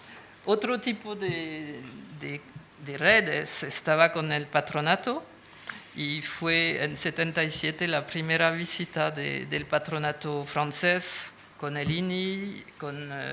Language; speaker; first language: Spanish; non-native, fluent; French